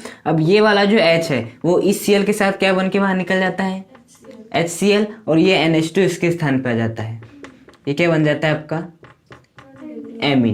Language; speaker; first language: Hindi; native; Hindi